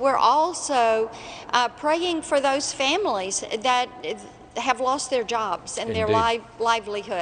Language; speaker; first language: English; native; English